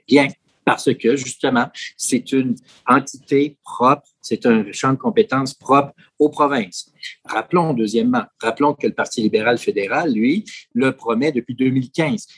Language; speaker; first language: French; native; French